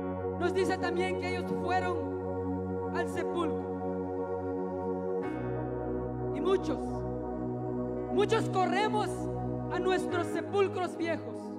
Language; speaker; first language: Spanish; native; Spanish